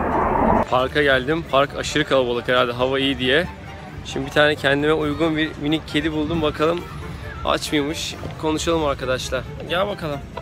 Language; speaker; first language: Turkish; native; Turkish